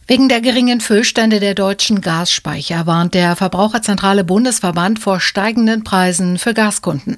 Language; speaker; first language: German; native; German